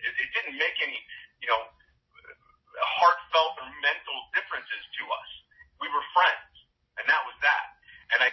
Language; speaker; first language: English; native; English